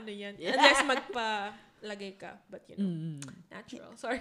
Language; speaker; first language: English; non-native, local second language; Filipino